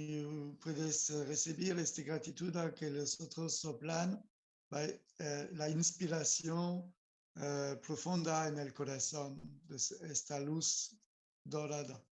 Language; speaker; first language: Spanish; non-native, learner; French